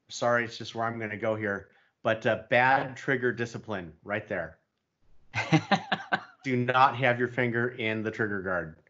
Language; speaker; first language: English; native; English